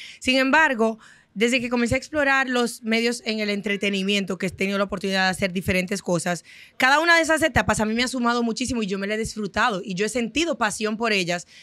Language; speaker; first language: Spanish; non-native, fluent; Haitian Creole